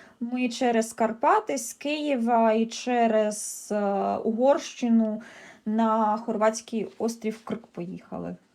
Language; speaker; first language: Ukrainian; native; Ukrainian